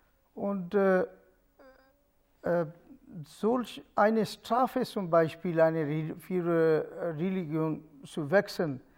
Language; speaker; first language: German; non-native, learner; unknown